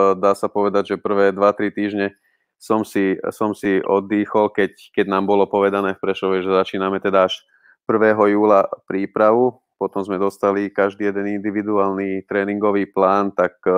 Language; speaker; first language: Slovak; non-native, local second language; Hungarian